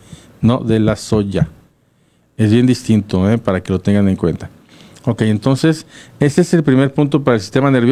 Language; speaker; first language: Spanish; native; Spanish